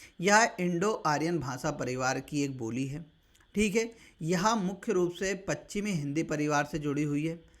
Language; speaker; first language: Hindi; native; Hindi